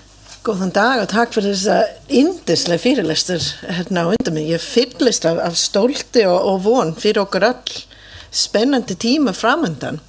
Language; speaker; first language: Icelandic; non-native, fluent; English